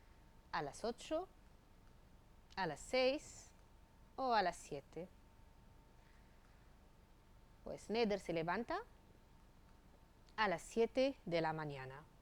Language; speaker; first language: Spanish; non-native, fluent; Arabic